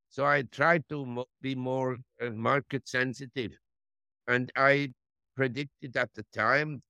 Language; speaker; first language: English; non-native, fluent; German